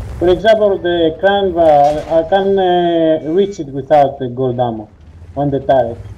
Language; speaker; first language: English; non-native, learner; Greek